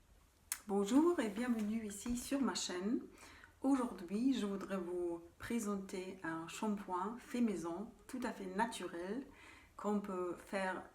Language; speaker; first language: French; non-native, fluent; German